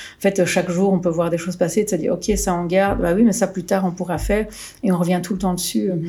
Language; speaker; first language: French; early bilingual, other home language; Portuguese